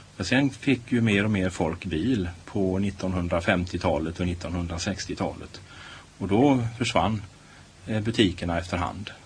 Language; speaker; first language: Swedish; native; Swedish